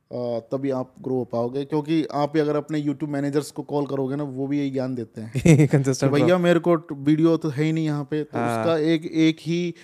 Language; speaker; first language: Hindi; native; Hindi